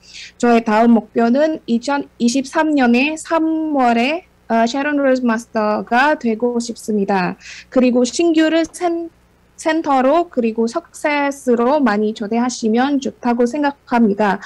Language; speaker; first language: Korean; non-native, fluent; Indonesian